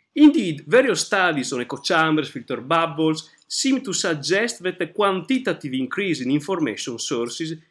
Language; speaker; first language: English; non-native, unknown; Italian